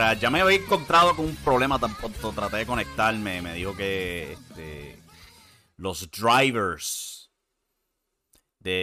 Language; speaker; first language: Spanish; native; Spanish